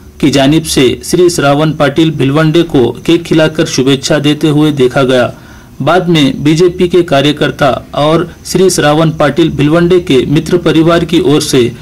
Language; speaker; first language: Hindi; non-native, local second language; Urdu